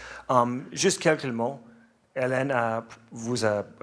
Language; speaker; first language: French; non-native, learner; English